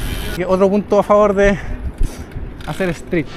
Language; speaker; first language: Spanish; native; Spanish